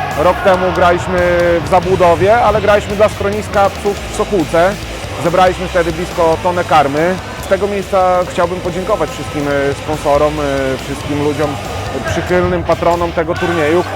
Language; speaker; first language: Polish; native; Polish